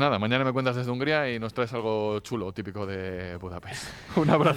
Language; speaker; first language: Spanish; native; Spanish